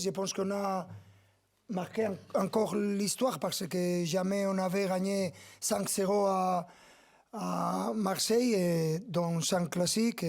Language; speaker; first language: French; non-native, learner; Spanish